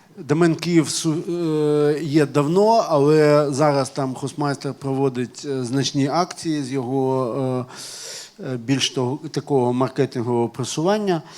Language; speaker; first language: Ukrainian; non-native, local second language; Russian